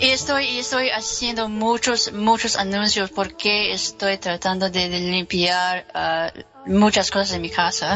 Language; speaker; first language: Spanish; non-native, learner; English